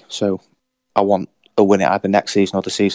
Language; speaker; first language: English; native; English